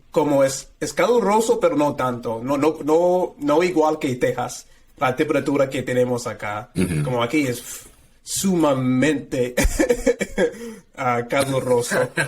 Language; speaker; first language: Spanish; non-native, fluent; English